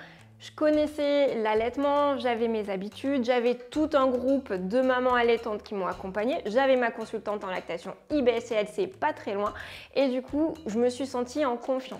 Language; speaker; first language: French; native; French